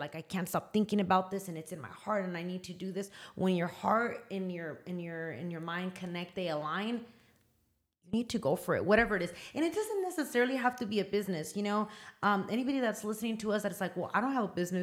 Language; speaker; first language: English; early bilingual, other home language; Spanish